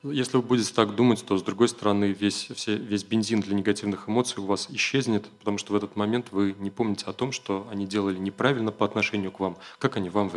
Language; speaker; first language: Russian; native; Russian